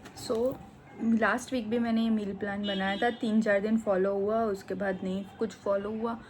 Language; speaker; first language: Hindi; non-native, local second language; Gujarati